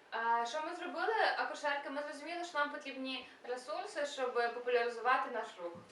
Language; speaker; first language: Ukrainian; native; Ukrainian